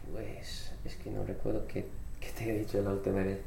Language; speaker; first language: Spanish; non-native, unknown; English